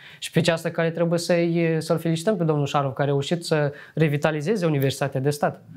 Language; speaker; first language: Romanian; native; Romanian